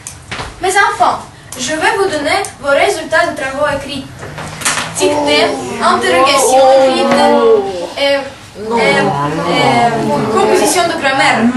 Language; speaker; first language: French; non-native, learner; Russian